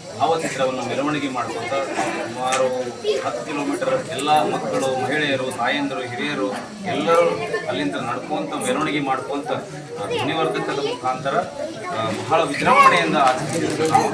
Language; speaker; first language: Kannada; non-native, local second language; Lambadi